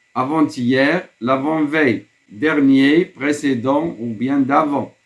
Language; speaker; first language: French; non-native, local second language; Arabic